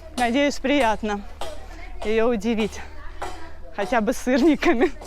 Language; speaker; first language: Russian; native; Russian